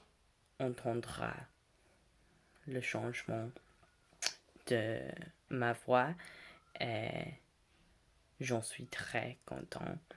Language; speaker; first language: French; non-native, learner; English